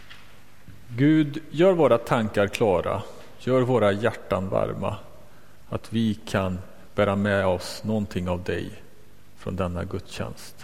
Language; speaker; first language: Swedish; native; Swedish